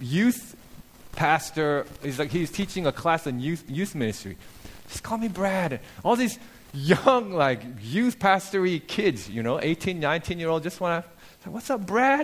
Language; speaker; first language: English; early bilingual, other home language; Korean